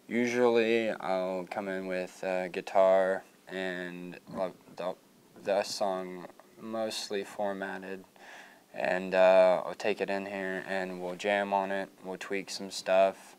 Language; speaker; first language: English; native; English